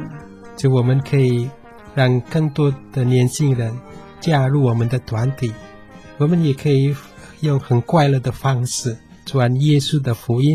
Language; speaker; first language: Chinese; non-native, fluent; Indonesian